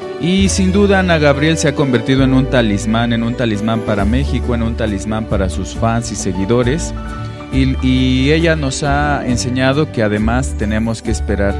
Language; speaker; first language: Spanish; native; Spanish